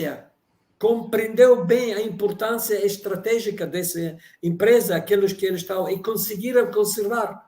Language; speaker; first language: Portuguese; non-native, fluent; Russian